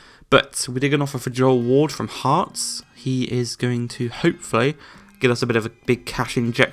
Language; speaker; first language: English; native; English